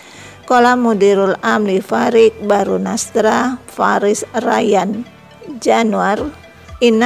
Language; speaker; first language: Arabic; non-native, fluent; Indonesian